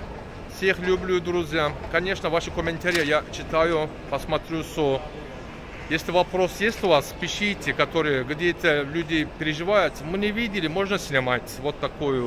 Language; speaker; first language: Russian; non-native, learner; Turkish